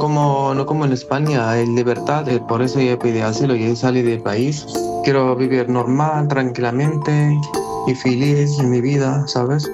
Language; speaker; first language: Spanish; non-native, learner; Arabic